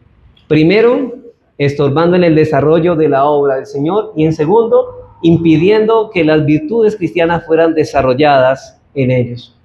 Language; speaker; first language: Spanish; native; Spanish